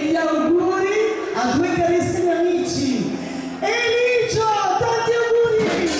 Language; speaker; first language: Italian; native; Italian